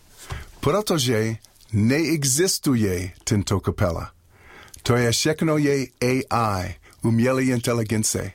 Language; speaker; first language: Czech; non-native, learner; English